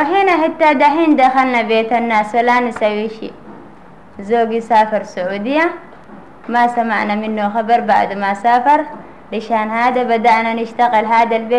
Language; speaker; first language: Arabic; non-native, learner; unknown